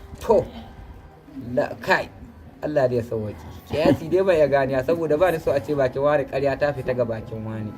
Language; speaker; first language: Hausa; non-native, local second language; Fula